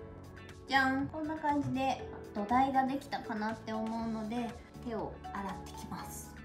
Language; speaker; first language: Japanese; native; Japanese